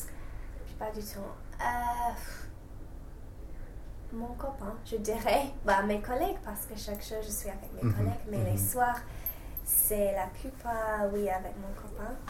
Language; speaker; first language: French; non-native, fluent; English